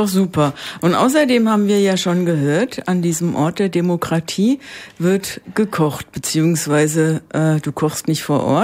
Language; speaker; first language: German; native; German